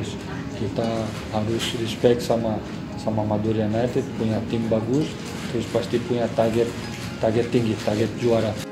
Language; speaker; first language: Indonesian; non-native, fluent; Portuguese